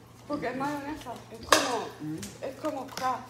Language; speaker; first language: Spanish; early bilingual, heritage; Spanish